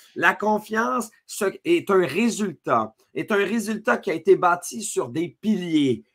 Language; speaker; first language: French; native; French